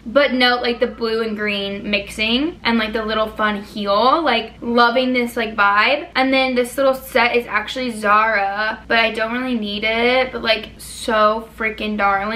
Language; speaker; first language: English; native; English